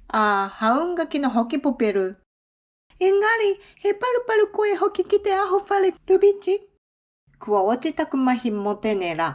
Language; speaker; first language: Māori; non-native, fluent; Japanese